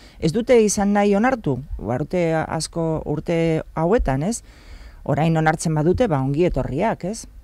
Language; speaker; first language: Basque; non-native, local second language; Spanish